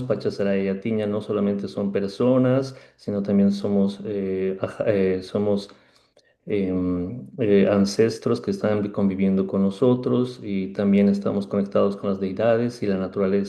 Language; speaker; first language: Spanish; native; Spanish